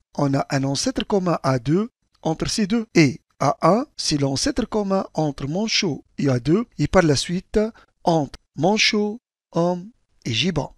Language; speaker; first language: French; non-native, local second language; Arabic